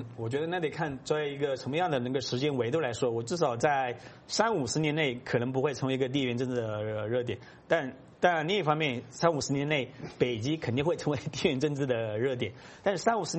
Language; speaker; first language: Chinese; native; Chinese